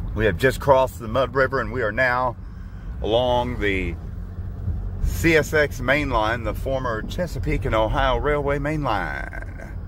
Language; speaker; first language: English; native; English